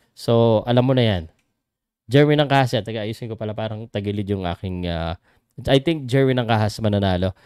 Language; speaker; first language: Filipino; native; Filipino